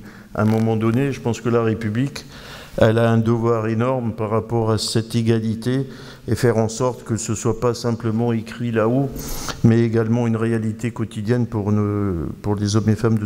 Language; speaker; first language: French; native; French